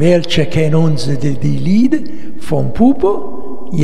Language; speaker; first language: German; non-native, learner; Italian